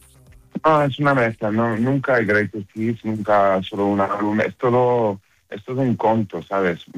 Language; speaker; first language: Spanish; non-native, learner; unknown